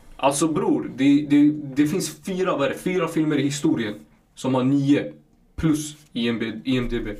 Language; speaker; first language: Swedish; native; Swedish